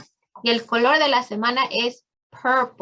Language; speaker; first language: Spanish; early bilingual, heritage; Spanish